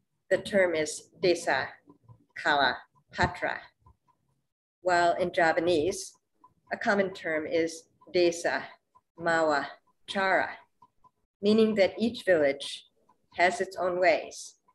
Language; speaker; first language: English; native; English